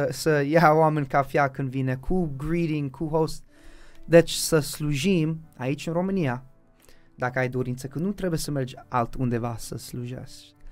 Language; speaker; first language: Romanian; early bilingual, heritage; Romanian